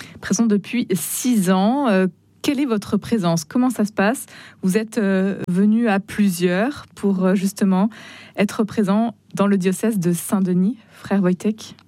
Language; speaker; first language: French; native; French